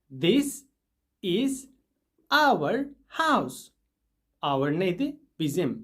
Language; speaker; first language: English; non-native, fluent; Turkish